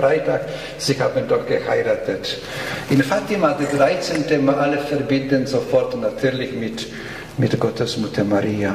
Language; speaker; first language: German; non-native, fluent; Polish